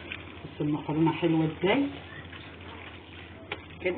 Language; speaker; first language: Arabic; native; Arabic